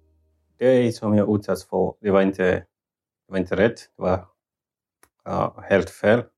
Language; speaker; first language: Swedish; non-native, fluent; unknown